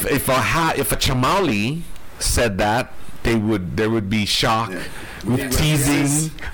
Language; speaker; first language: English; early bilingual, other home language; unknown